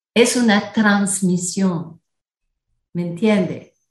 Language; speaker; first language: Spanish; non-native, fluent; English